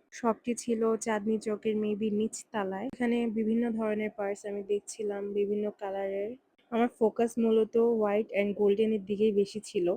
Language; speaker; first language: Bangla; native; Bangla